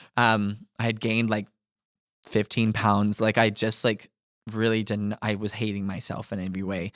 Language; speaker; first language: English; native; English